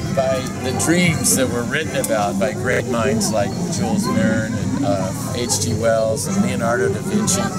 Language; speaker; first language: English; native; English